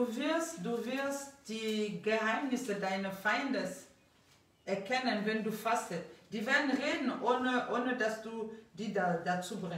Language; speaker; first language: German; non-native, fluent; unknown